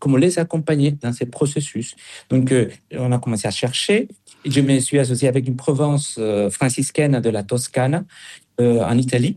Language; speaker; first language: French; non-native, fluent; Spanish